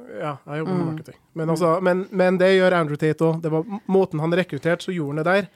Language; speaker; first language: Norwegian; early bilingual, other home language; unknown